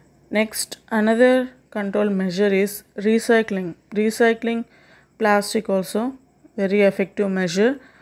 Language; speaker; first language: English; non-native, local second language; Telugu